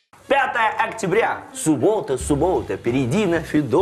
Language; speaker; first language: Russian; native; Russian